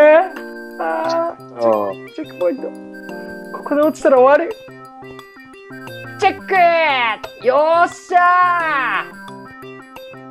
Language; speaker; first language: Japanese; native; Japanese